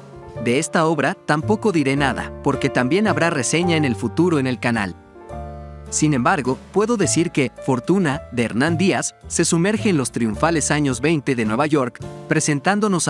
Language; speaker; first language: Spanish; native; Spanish